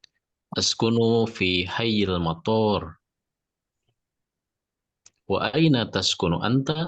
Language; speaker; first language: Arabic; non-native, learner; Indonesian